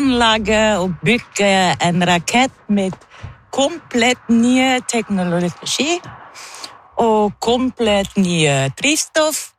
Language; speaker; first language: Norwegian; non-native, learner; German